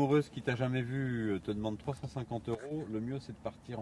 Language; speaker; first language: French; native; French